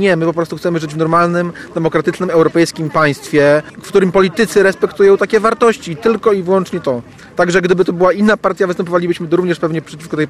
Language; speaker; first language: Polish; native; Polish